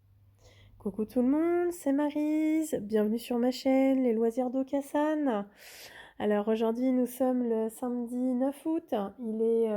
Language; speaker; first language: French; native; French